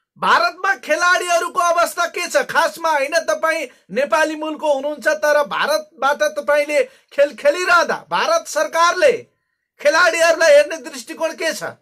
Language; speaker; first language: Nepali; native; Nepali